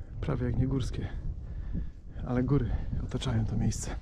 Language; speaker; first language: Polish; native; Polish